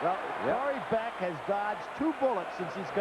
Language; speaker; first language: English; native; English